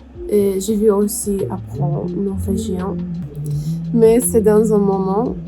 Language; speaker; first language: French; non-native, learner; English